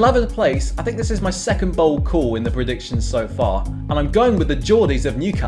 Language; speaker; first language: English; native; English